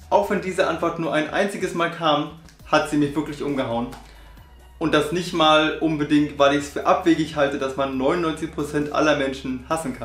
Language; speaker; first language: German; native; German